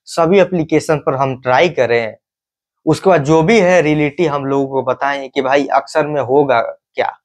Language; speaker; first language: Hindi; native; Hindi